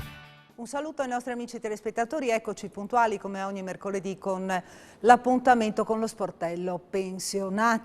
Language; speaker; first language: Italian; native; Italian